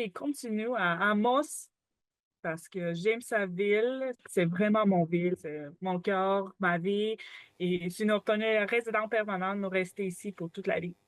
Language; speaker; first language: French; non-native, learner; Ukrainian